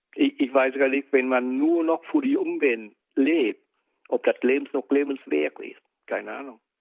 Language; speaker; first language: German; non-native, learner; Vietnamese